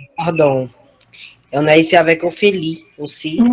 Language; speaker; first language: French; non-native, fluent; Portuguese